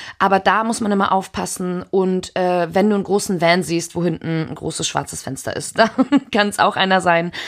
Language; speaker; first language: German; early bilingual, heritage; German